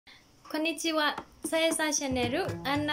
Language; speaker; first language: Japanese; non-native, learner; Burmese